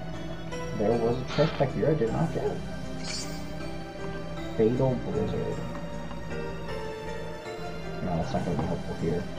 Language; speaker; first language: English; native; English